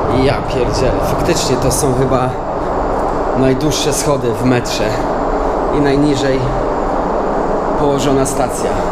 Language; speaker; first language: Polish; native; Polish